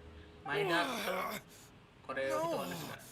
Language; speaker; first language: Japanese; non-native, learner; Indonesian